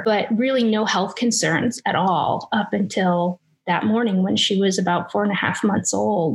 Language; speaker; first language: English; native; English